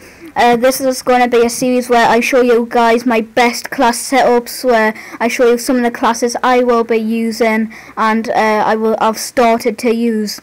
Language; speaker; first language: English; native; English